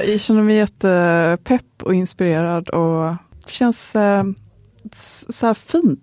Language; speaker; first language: Swedish; native; Swedish